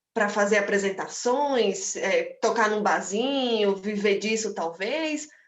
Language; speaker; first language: Portuguese; native; Portuguese